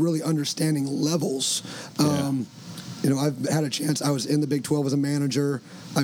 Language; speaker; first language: English; native; English